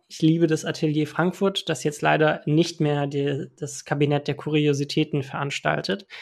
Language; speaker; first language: German; early bilingual, other home language; Turkish